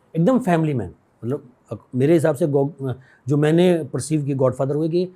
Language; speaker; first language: Hindi; native; Hindi